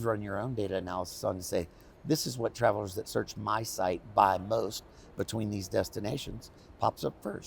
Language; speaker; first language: English; native; English